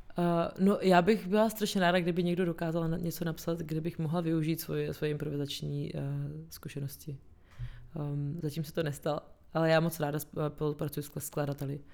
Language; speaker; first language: Czech; early bilingual, other home language; Russian